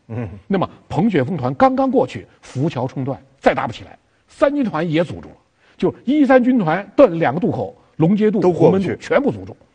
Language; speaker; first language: Chinese; native; Chinese